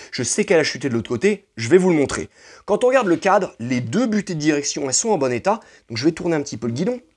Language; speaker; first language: French; native; French